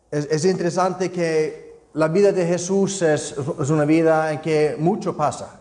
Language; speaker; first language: Spanish; non-native, fluent; Icelandic